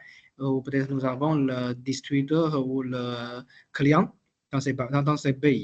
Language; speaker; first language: French; non-native, learner; Chinese